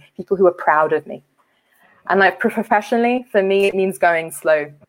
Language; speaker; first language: English; native; English